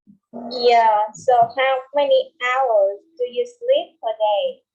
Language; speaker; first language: English; non-native, learner; Vietnamese